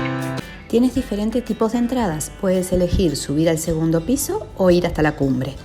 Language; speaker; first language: Spanish; native; Spanish